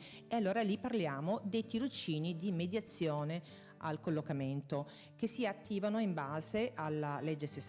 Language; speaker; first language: Italian; native; Italian